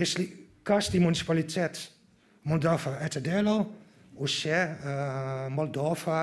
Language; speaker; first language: Russian; non-native, learner; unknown